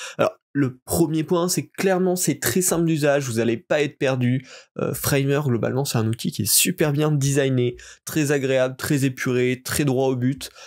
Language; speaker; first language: French; native; French